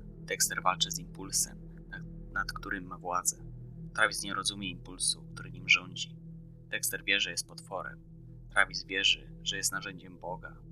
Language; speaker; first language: Polish; native; Polish